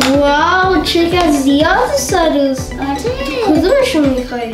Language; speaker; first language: Persian; early bilingual, heritage; Persian